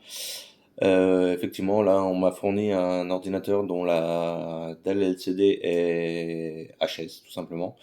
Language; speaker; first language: French; native; French